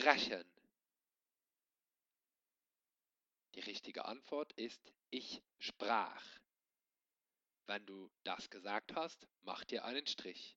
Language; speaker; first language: German; non-native, local second language; Luxembourgish